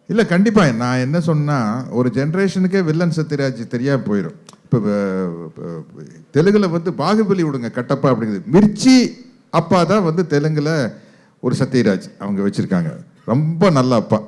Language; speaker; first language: Tamil; native; Tamil